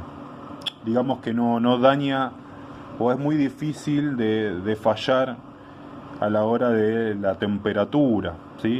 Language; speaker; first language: Spanish; native; Spanish